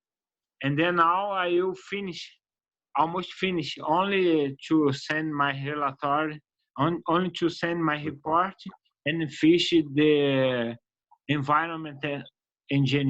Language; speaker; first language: English; non-native, learner; Portuguese